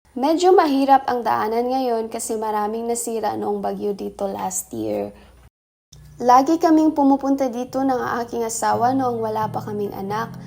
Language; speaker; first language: Filipino; native; Filipino